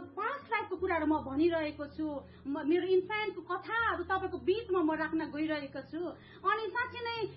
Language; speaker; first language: Nepali; native; Nepali